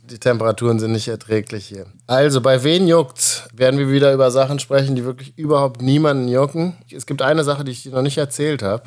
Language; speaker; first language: German; native; German